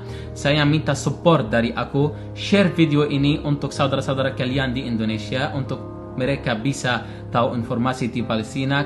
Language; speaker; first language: Indonesian; non-native, fluent; Arabic